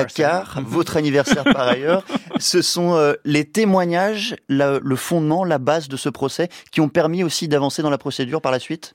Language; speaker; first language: French; native; French